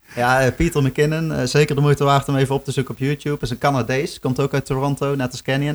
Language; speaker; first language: Dutch; native; Dutch